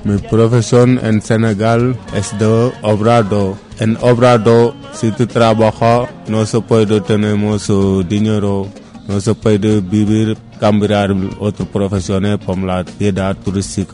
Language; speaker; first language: Spanish; non-native, learner; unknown